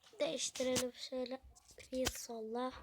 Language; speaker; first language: Turkish; native; Turkish